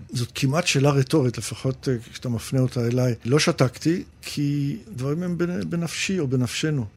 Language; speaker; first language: Hebrew; early bilingual, other home language; English